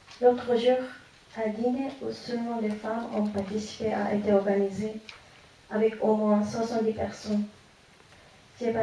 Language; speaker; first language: French; non-native, fluent; Japanese